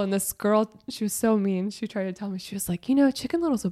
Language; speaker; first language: English; native; English